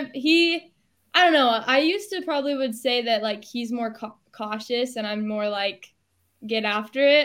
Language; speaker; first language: English; native; English